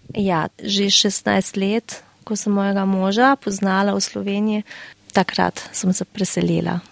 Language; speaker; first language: Slovenian; early bilingual, heritage; Slovenian